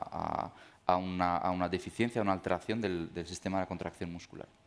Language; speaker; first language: Spanish; native; Spanish